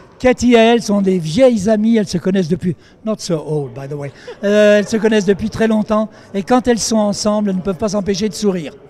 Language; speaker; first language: French; native; French